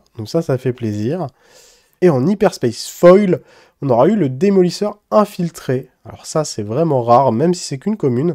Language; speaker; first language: French; native; French